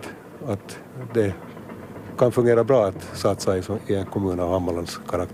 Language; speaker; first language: Swedish; native; Swedish